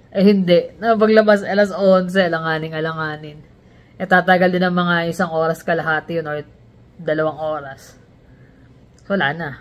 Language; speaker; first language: Filipino; native; Filipino